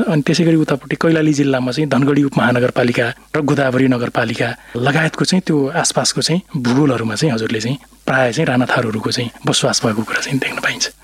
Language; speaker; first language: Nepali; non-native, local second language; Rana Tharu